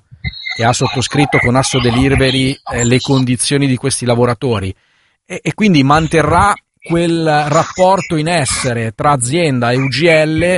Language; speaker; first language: Italian; native; Italian